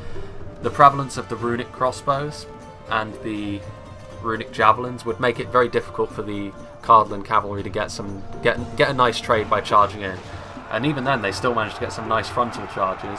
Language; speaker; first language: English; native; English